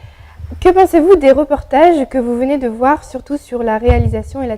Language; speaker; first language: French; native; French